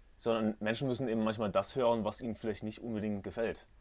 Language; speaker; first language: German; native; German